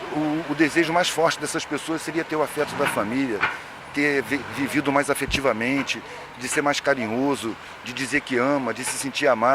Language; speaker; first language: Portuguese; native; Portuguese